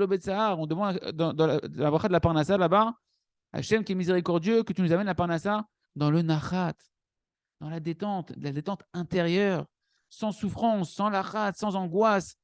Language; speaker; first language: French; native; French